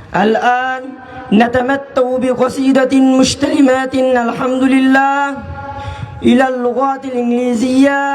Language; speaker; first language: Arabic; non-native, learner; Bangla